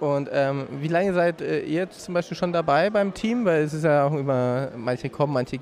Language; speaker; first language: German; native; German